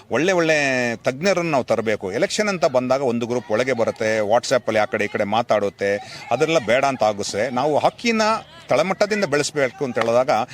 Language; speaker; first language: Kannada; non-native, local second language; Kodava